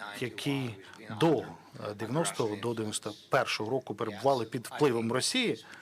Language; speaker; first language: Ukrainian; non-native, local second language; Russian